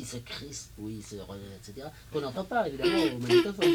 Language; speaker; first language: French; native; French